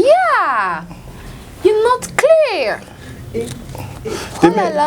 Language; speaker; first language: English; non-native, learner; Lingala